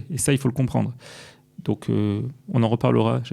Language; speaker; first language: French; native; French